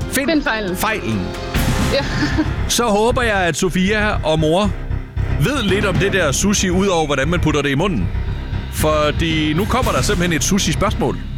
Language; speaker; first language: Danish; native; Danish